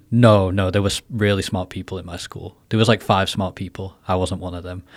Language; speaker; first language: English; native; English